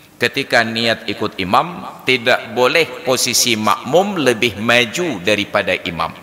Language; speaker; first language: Malay; non-native, local second language; Achinese